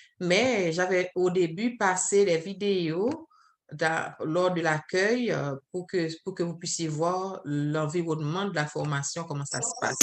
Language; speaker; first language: French; non-native, local second language; Haitian Creole